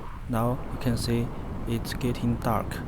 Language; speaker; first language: English; non-native, fluent; Chinese